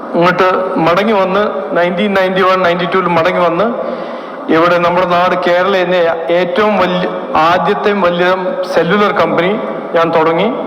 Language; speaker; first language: Malayalam; early bilingual, heritage; Malayalam